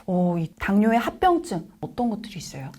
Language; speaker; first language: Korean; native; Korean